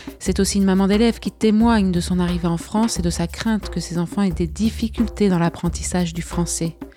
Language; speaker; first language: French; native; French